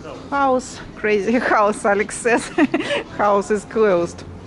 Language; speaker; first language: English; non-native, fluent; Russian